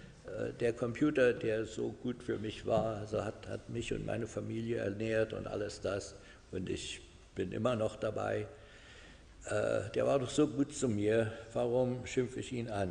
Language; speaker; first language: German; non-native, fluent; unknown